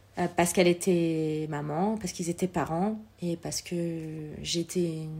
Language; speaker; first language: French; early bilingual, other home language; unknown